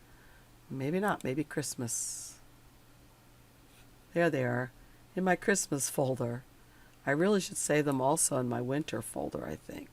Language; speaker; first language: English; native; English